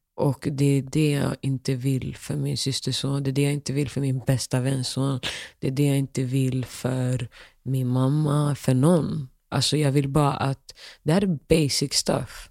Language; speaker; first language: Swedish; early bilingual, other home language; Somali